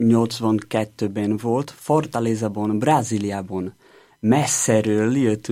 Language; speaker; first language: Hungarian; non-native, learner; Portuguese